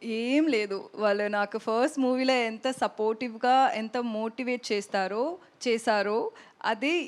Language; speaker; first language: Telugu; non-native, learner; Tamil